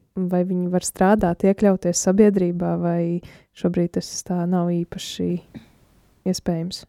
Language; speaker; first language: Latvian; native; Latvian